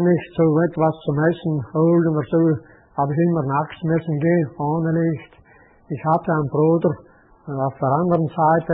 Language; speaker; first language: German; native; German